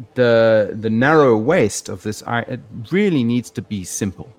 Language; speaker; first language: English; native; English